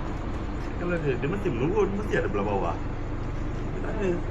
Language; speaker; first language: Malay; native; Malay